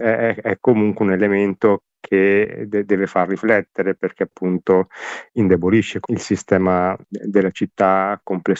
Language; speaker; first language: Italian; native; Italian